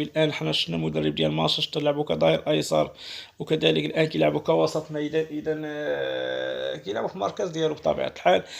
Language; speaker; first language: Arabic; native; Arabic